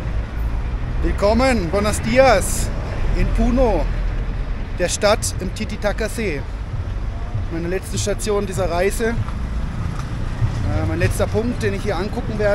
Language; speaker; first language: German; native; German